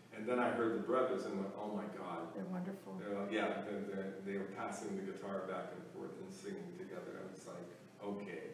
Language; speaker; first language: English; native; English